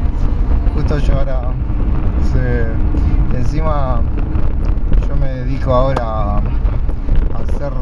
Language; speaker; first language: Spanish; native; Spanish